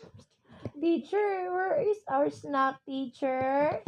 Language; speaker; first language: English; non-native, learner; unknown